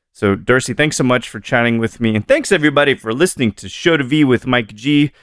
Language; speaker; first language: English; native; English